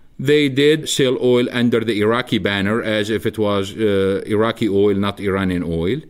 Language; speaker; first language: English; non-native, fluent; Arabic